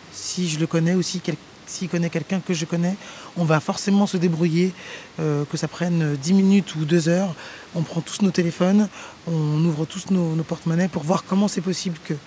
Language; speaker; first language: French; native; French